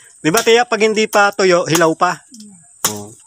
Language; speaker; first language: Filipino; native; Filipino